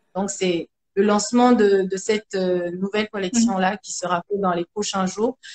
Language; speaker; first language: French; non-native, local second language; Mandingo